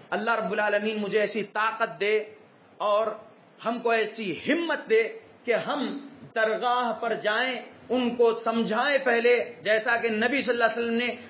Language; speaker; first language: Urdu; native; Urdu